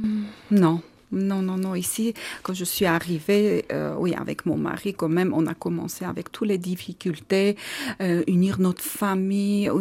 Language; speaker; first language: French; non-native, fluent; Armenian